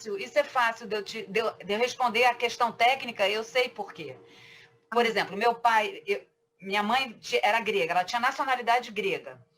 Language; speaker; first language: Portuguese; early bilingual, other home language; French